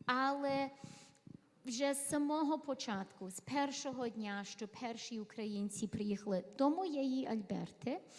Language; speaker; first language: Ukrainian; early bilingual, heritage; Ukrainian